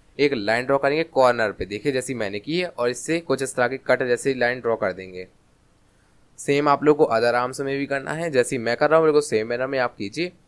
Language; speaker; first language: Hindi; native; Hindi